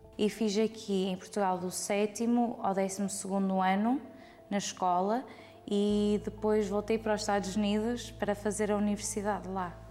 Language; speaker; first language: Portuguese; early bilingual, heritage; Portuguese